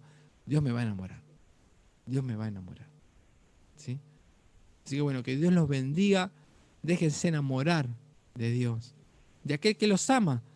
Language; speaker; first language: Spanish; native; Spanish